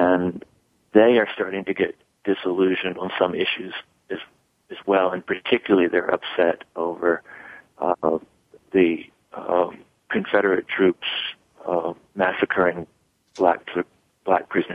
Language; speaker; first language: English; native; English